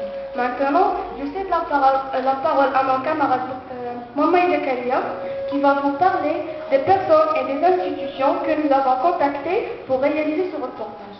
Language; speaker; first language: French; non-native, local second language; Arabic